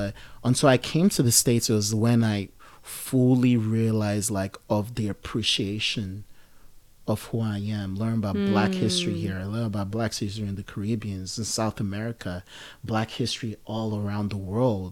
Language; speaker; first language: English; non-native, local second language; Yoruba